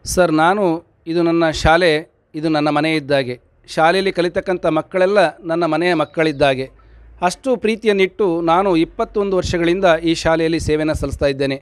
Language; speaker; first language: Kannada; native; Kannada